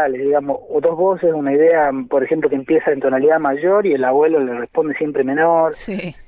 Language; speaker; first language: Spanish; native; Spanish